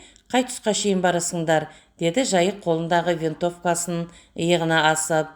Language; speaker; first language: Kazakh; native; Kazakh